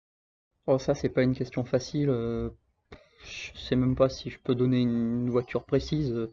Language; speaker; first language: French; native; French